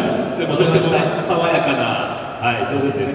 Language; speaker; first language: Japanese; native; Japanese